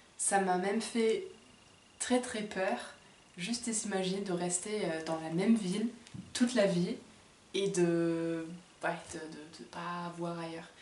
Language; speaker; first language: French; non-native, fluent; German